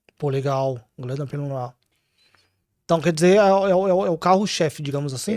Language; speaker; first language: Portuguese; native; Portuguese